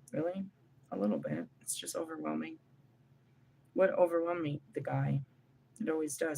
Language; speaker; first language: English; native; English